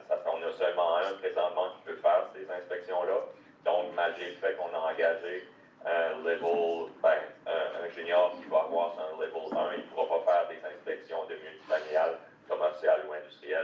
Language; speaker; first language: French; native; French